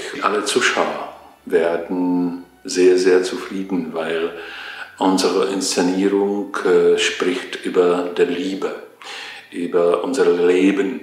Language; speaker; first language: German; non-native, fluent; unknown